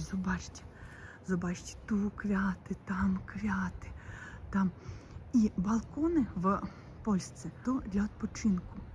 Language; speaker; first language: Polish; non-native, learner; Russian